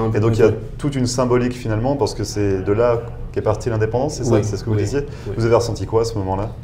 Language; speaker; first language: French; native; French